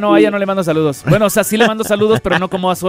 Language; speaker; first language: Spanish; native; Spanish